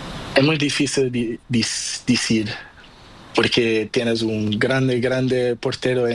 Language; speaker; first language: Spanish; non-native, learner; Portuguese